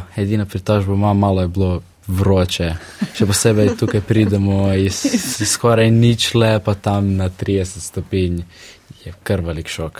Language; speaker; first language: Slovenian; early bilingual, other home language; Russian